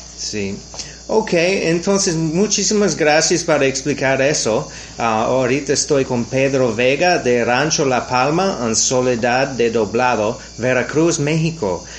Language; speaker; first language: Spanish; non-native, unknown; English